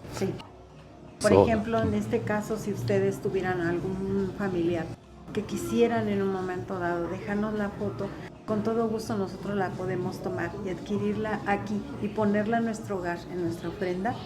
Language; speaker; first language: Spanish; native; Spanish